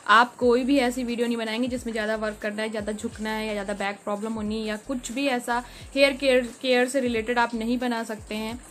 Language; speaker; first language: Hindi; native; Hindi